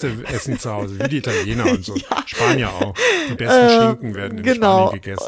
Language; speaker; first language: German; native; German